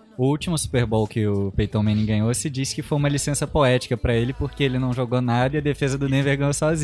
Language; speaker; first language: Portuguese; native; Portuguese